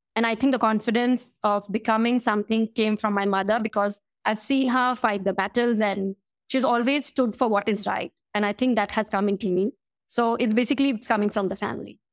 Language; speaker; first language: English; non-native, local second language; Hindi